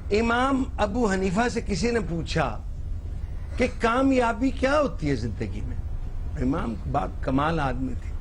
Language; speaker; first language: Urdu; non-native, local second language; Punjabi